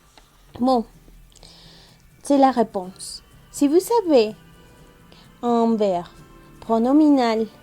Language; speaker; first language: French; non-native, learner; Spanish